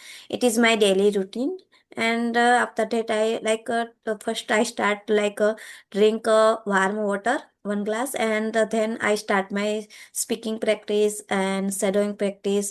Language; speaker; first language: English; non-native, learner; Gujarati